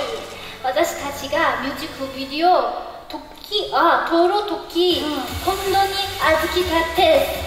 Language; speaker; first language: Japanese; non-native, learner; Korean